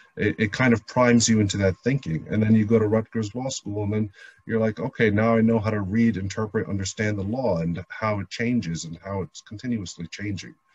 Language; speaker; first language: English; native; English